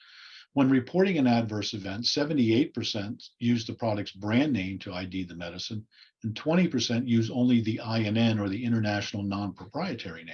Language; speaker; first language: English; native; English